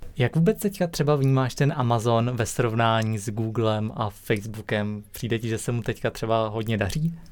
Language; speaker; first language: Czech; native; Czech